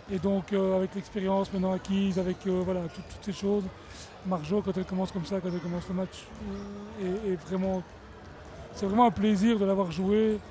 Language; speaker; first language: French; native; French